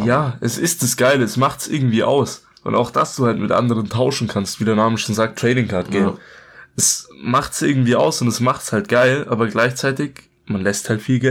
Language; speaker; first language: German; native; German